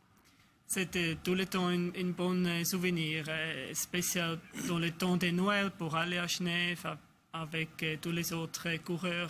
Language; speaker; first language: French; non-native, local second language; German